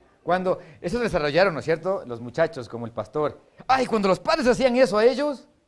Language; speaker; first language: Spanish; native; Spanish